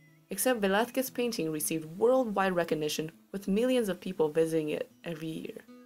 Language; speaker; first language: English; native; English